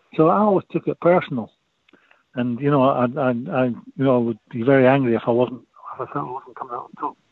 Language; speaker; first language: English; native; English